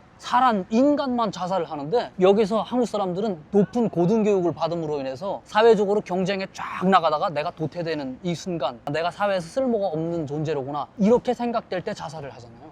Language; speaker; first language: Korean; native; Korean